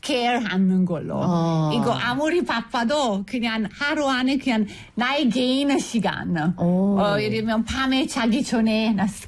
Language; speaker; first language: Korean; non-native, fluent; Italian